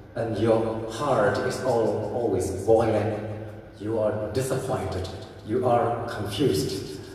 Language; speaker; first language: English; non-native, fluent; Burmese